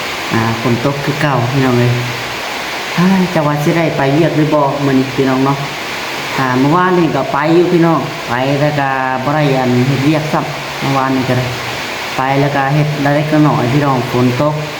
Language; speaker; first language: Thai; non-native, local second language; Lao